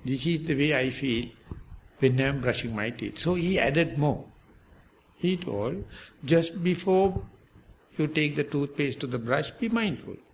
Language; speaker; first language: English; non-native, local second language; Sinhala